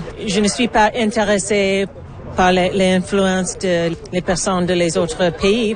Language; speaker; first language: French; non-native, local second language; English